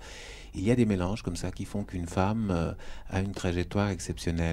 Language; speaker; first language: French; native; French